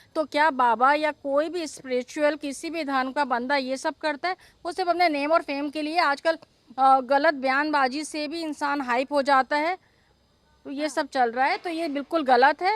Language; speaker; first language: Hindi; native; Hindi